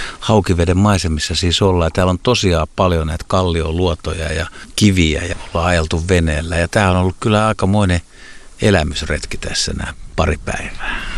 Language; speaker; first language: Finnish; native; Finnish